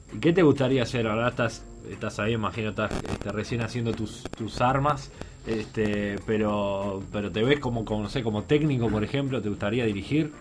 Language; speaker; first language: Spanish; native; Spanish